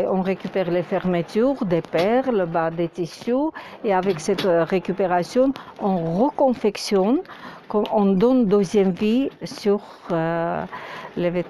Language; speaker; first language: French; non-native, fluent; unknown